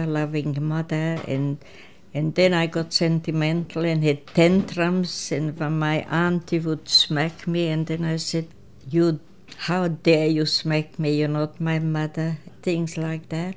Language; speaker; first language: English; non-native, fluent; Croatian